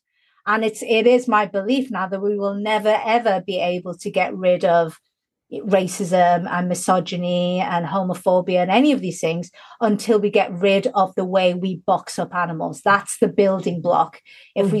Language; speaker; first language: English; native; English